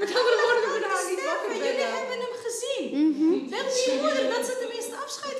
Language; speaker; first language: Dutch; native; Dutch